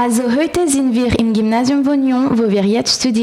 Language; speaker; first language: German; non-native, learner; French